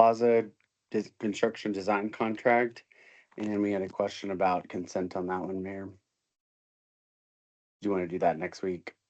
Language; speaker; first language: English; native; English